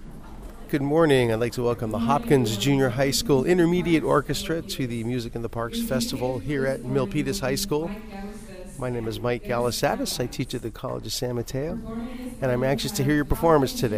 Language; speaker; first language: English; native; English